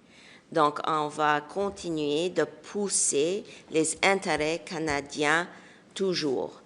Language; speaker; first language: French; non-native, local second language; English